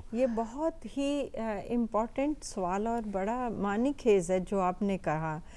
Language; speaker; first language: Hindi; non-native, local second language; Punjabi